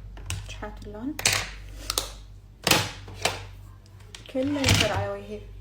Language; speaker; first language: Arabic; native; Arabic